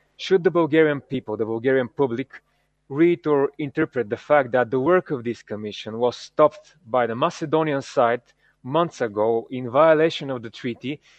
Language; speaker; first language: English; non-native, fluent; Bulgarian